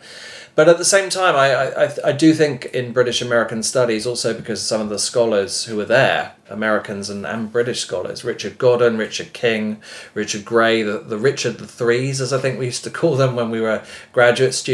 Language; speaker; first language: English; native; English